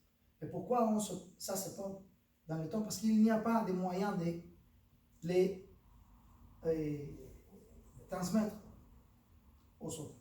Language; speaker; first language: French; non-native, fluent; Spanish